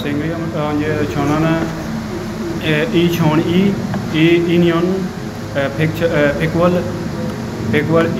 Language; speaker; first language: Korean; non-native, learner; Urdu